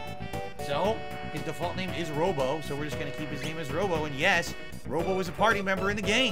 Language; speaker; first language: English; native; English